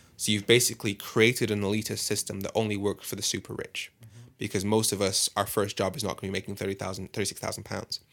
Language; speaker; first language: English; native; English